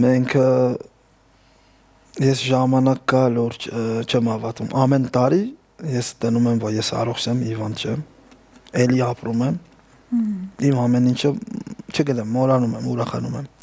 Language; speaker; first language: Armenian; non-native, learner; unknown